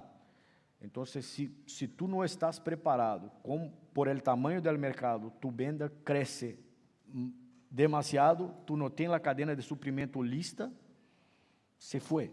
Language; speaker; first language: Spanish; non-native, fluent; Portuguese